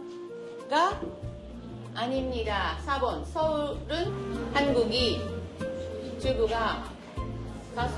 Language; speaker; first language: Korean; early bilingual, heritage; Japanese